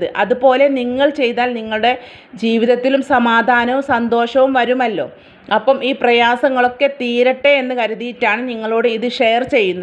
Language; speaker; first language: Malayalam; native; Malayalam